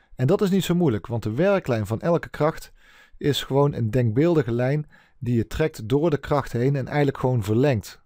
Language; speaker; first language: Dutch; native; Dutch